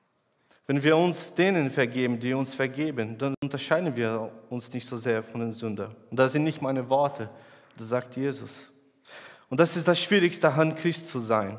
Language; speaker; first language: German; non-native, fluent; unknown